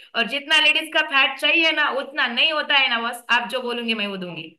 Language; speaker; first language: Hindi; non-native, local second language; Marathi